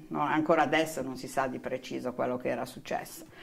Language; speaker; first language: Italian; native; Italian